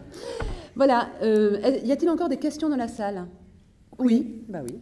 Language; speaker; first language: French; native; French